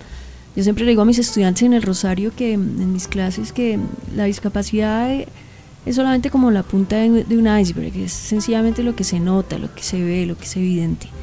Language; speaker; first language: Spanish; native; Spanish